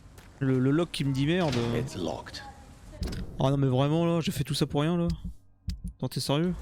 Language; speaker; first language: French; native; French